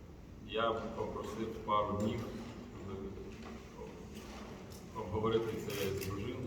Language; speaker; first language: Ukrainian; non-native, local second language; Russian